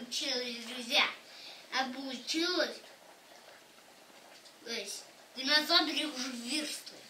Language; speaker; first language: Russian; early bilingual, other home language; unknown